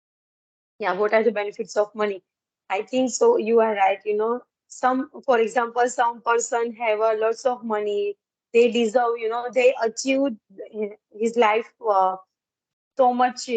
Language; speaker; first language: English; non-native, learner; Gujarati